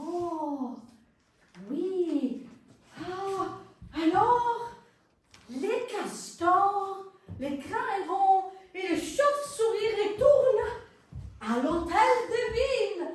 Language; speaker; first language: French; non-native, fluent; Italian